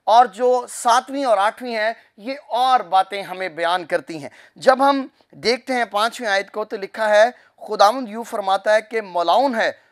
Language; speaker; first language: Urdu; non-native, local second language; Punjabi